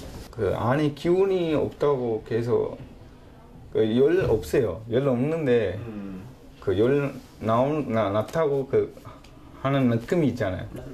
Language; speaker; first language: Korean; non-native, fluent; Sinhala